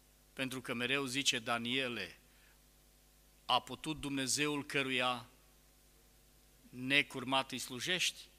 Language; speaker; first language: Romanian; native; Romanian